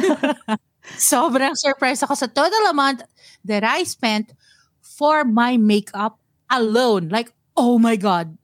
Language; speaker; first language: English; non-native, local second language; Filipino